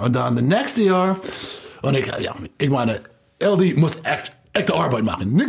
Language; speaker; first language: German; non-native, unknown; English